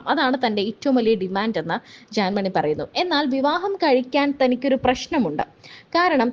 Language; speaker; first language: Malayalam; native; Malayalam